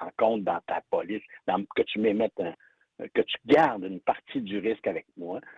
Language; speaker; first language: French; native; French